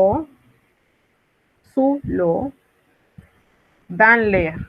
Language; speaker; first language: French; non-native, fluent; Spanish